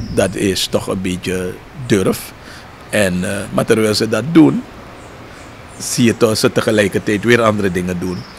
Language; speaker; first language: Dutch; native; Dutch